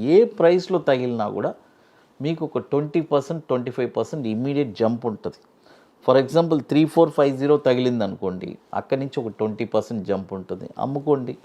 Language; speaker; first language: Telugu; native; Telugu